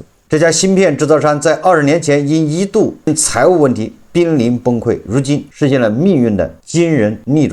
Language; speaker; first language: Chinese; native; Chinese